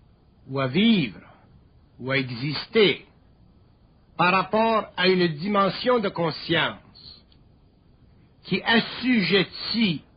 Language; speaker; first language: French; native; French